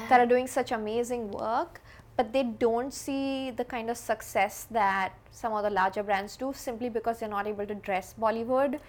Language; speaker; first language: English; non-native, local second language; Hindi